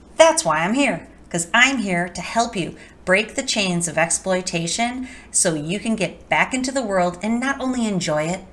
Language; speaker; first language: English; native; English